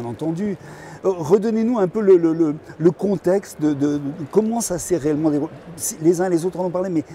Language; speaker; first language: French; native; French